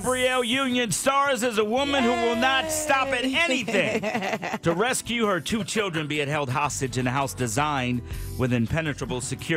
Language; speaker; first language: English; native; English